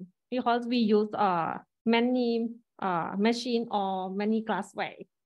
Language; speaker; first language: English; non-native, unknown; Thai